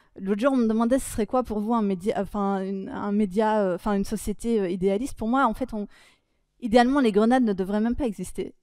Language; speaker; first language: French; native; French